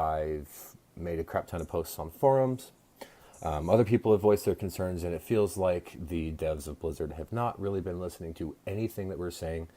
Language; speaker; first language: English; native; English